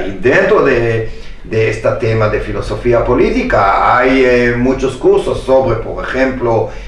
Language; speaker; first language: Spanish; non-native, fluent; Hebrew